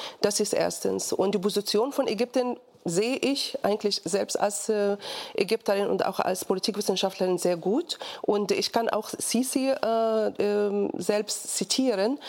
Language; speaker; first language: German; non-native, fluent; Arabic